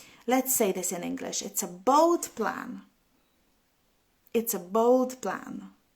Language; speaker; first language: English; non-native, fluent; Polish